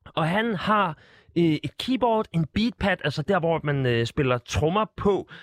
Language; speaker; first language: Danish; native; Danish